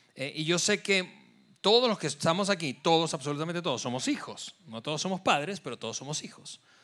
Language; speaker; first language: Spanish; native; Spanish